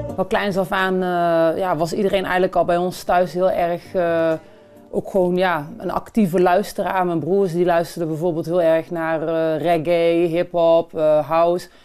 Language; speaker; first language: Dutch; early bilingual, other home language; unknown